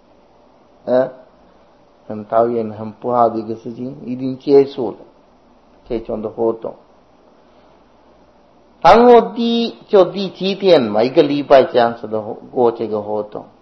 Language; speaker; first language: Chinese; non-native, fluent; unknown